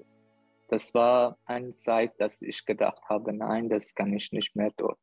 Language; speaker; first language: German; non-native, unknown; Persian